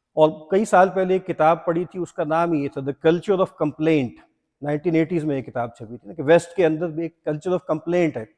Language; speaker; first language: Urdu; non-native, local second language; Punjabi